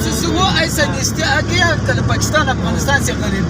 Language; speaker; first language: Hindi; non-native, learner; Pashto